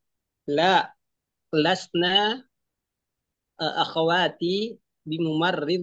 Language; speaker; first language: Arabic; non-native, learner; Indonesian